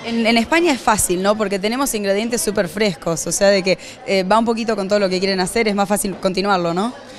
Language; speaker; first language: Spanish; native; Spanish